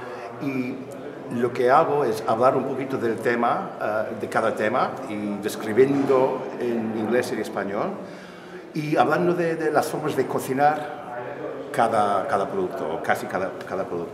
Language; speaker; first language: Spanish; non-native, fluent; English